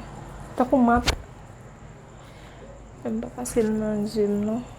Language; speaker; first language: French; non-native, learner; Haitian Creole